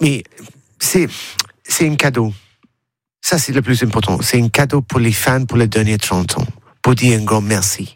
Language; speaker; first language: French; non-native, learner; English